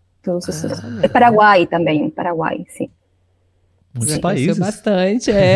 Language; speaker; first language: Portuguese; non-native, learner; Spanish